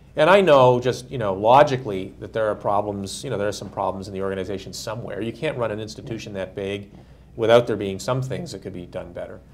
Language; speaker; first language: English; native; English